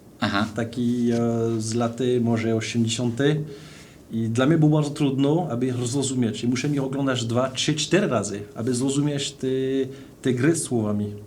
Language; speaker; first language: Polish; non-native, fluent; French